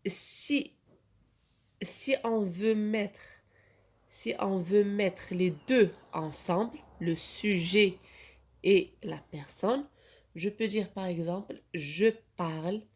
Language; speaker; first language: French; non-native, local second language; Arabic